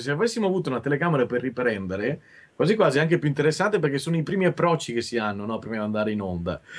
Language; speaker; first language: Italian; native; Italian